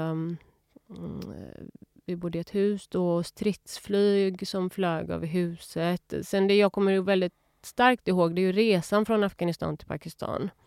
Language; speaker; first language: Swedish; early bilingual, other home language; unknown